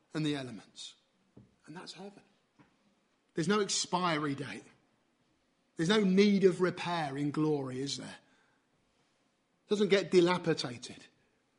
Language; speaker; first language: English; native; English